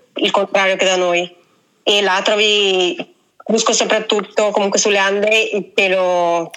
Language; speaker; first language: Italian; native; Italian